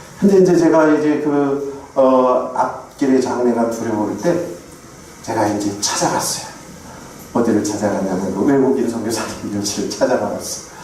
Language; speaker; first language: Korean; native; Korean